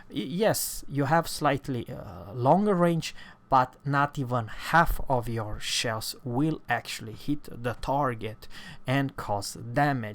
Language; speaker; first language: English; non-native, fluent; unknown